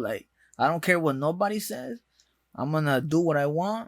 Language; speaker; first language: English; early bilingual, other home language; Spanish